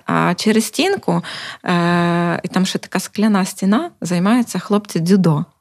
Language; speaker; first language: Ukrainian; native; Ukrainian